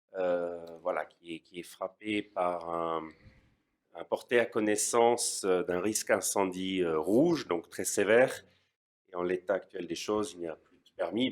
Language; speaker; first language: French; native; French